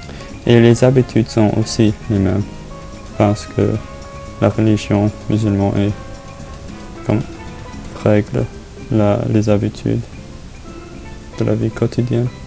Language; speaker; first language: French; non-native, learner; English